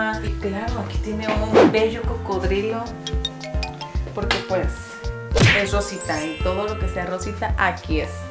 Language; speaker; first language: Spanish; native; Spanish